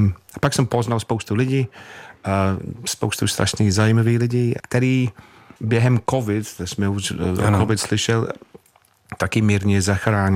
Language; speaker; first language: Czech; non-native, fluent; English